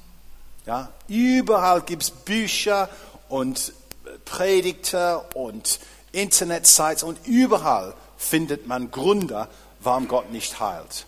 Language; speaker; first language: German; non-native, fluent; English